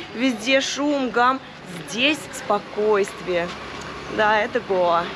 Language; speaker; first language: Russian; native; Russian